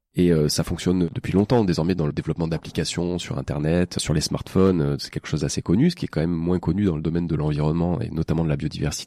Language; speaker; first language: French; native; French